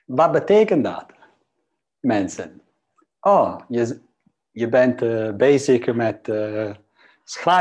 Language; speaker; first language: Dutch; non-native, fluent; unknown